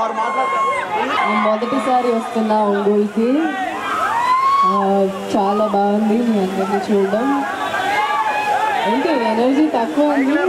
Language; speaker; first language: Telugu; non-native, fluent; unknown